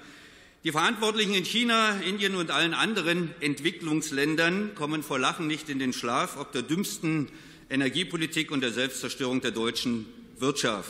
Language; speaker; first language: German; native; German